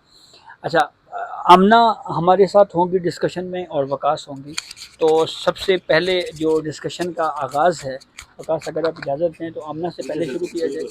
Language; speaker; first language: Urdu; non-native, local second language; Punjabi